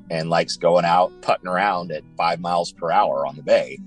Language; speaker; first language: English; native; English